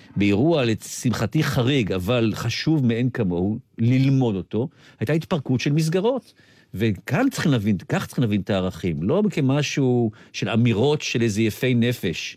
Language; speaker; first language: Hebrew; native; Hebrew